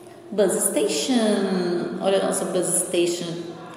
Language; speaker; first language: English; non-native, fluent; Portuguese